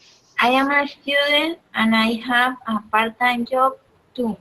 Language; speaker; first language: English; non-native, learner; Spanish